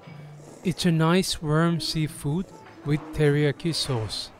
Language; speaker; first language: English; non-native, learner; Korean